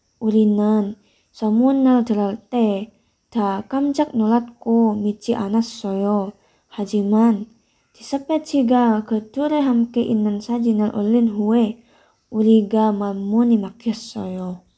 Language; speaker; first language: Korean; non-native, learner; Indonesian